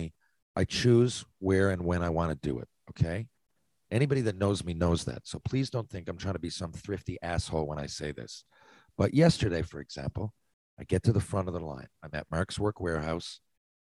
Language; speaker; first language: English; native; English